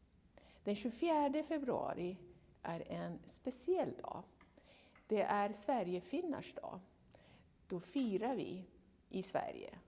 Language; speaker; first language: Swedish; non-native, fluent; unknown